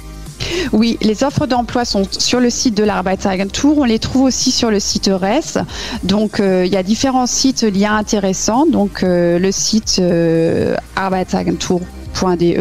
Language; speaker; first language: French; native; French